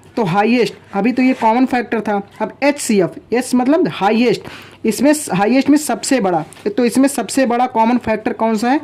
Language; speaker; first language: Hindi; native; Hindi